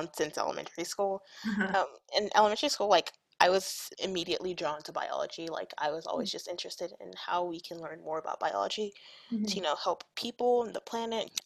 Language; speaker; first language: English; early bilingual, other home language; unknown